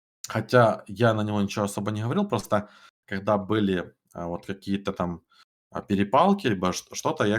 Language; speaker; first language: Russian; native; Russian